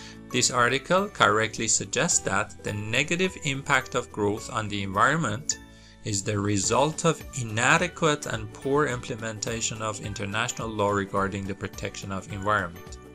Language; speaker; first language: English; non-native, fluent; Persian